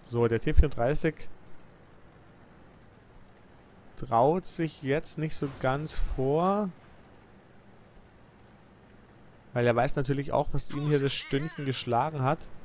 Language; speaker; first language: German; native; German